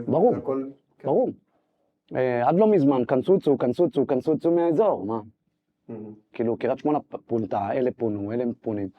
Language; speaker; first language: Hebrew; native; Hebrew